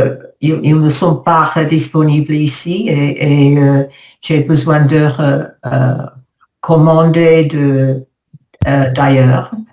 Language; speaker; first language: French; non-native, learner; English